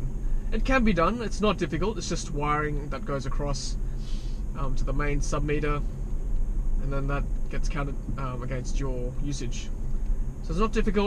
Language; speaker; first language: English; native; English